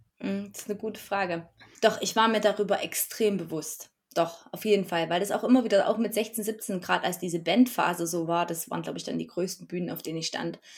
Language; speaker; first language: German; native; German